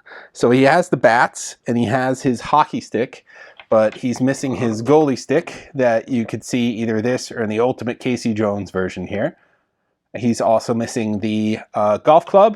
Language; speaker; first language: English; native; English